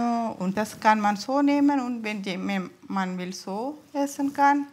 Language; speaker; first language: German; non-native, learner; Tamil